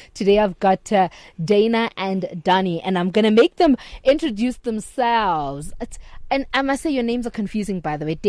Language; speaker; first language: English; non-native, local second language; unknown